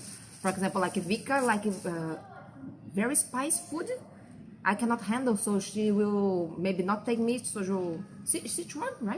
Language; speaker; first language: English; non-native, fluent; Portuguese